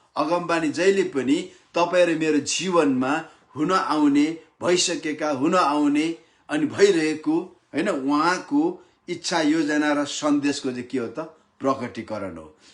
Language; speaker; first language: Nepali; non-native, local second language; Limbu